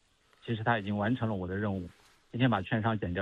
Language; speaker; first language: Chinese; native; Chinese